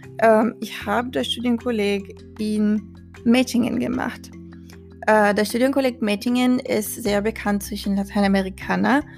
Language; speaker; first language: German; non-native, fluent; Portuguese